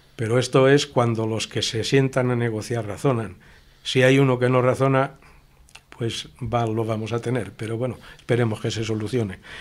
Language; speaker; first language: Spanish; native; Spanish